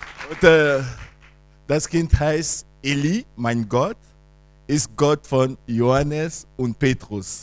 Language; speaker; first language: German; non-native, fluent; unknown